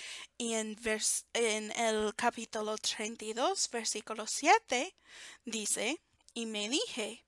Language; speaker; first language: Spanish; non-native, fluent; English